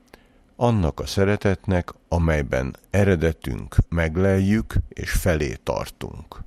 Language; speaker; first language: Hungarian; native; Hungarian